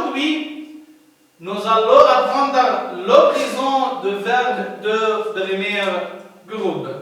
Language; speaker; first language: French; non-native, learner; Arabic